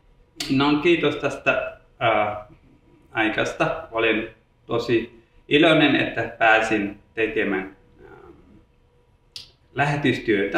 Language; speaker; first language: Finnish; non-native, learner; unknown